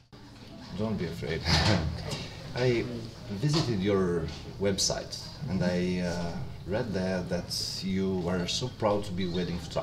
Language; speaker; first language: English; non-native, fluent; Romanian